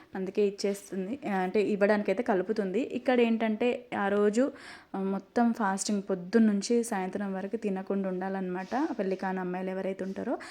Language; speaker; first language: Telugu; non-native, local second language; Lambadi